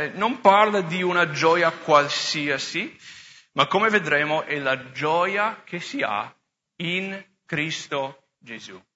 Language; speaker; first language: Italian; non-native, fluent; English